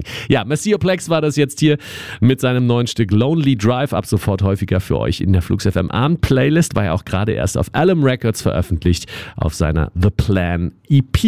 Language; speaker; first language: German; native; German